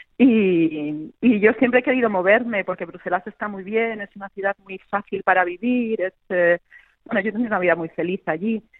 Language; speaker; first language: Spanish; native; Spanish